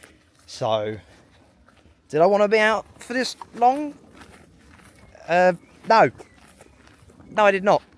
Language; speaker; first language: English; native; English